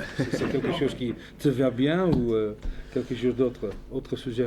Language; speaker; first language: French; non-native, fluent; English